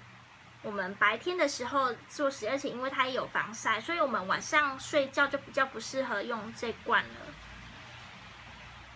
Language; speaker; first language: Chinese; native; Chinese